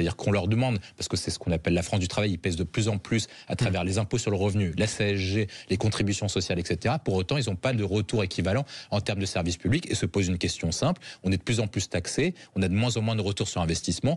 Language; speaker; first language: French; native; French